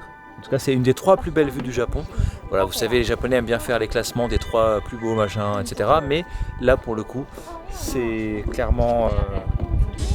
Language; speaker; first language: French; native; French